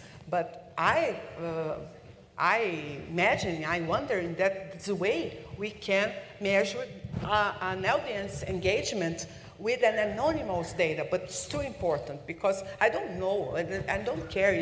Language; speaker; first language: English; non-native, learner; Portuguese